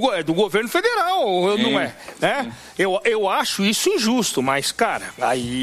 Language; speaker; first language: Portuguese; native; Portuguese